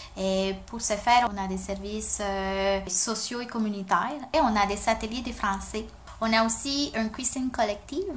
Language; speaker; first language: French; non-native, fluent; Spanish